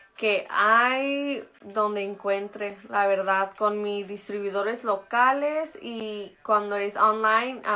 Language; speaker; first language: Spanish; early bilingual, heritage; Spanish